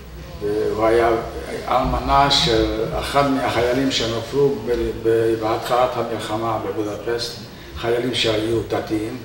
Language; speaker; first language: Hebrew; non-native, fluent; Hungarian